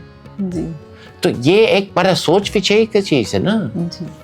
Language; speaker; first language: Hindi; non-native, fluent; English